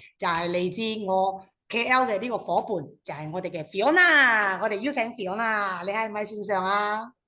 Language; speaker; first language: Cantonese; non-native, local second language; Chinese